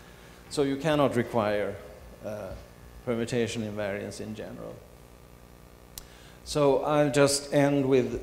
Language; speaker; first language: English; non-native, fluent; Swedish